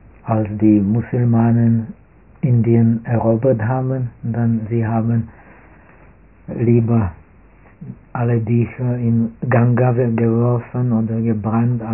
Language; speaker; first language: German; non-native, fluent; Czech